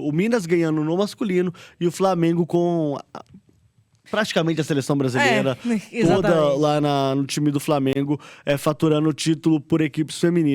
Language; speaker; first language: Portuguese; native; Portuguese